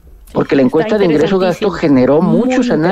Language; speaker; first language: Spanish; native; Spanish